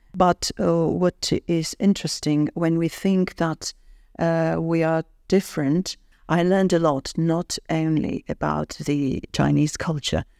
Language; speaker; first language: English; non-native, fluent; Armenian